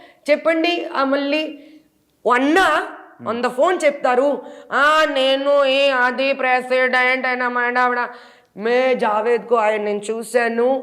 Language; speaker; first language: Telugu; non-native, learner; Hindi